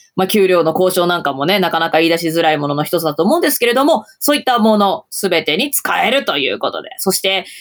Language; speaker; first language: Japanese; native; Japanese